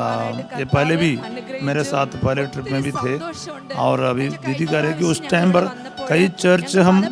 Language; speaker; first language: Hindi; native; Hindi